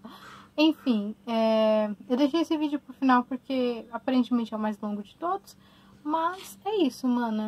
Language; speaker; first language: Portuguese; native; Portuguese